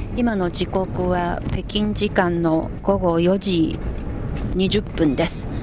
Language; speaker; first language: Japanese; non-native, fluent; Chinese